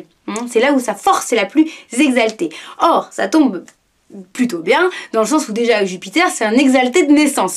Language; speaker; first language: French; native; French